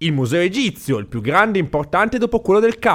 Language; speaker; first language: Italian; native; Italian